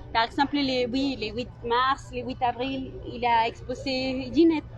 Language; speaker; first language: French; non-native, learner; Spanish